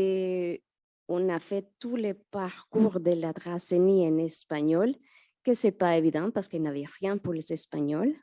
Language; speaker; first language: French; non-native, fluent; Spanish